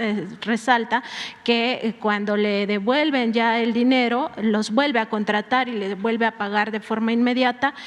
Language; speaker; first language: Spanish; native; Spanish